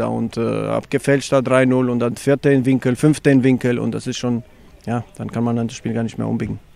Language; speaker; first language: German; non-native, fluent; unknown